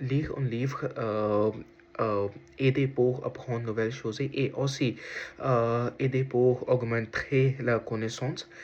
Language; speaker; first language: French; non-native, learner; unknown